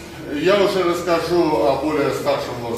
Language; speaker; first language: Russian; non-native, local second language; Ukrainian